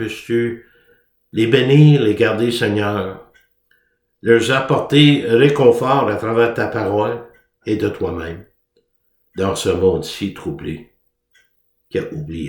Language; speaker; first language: French; native; French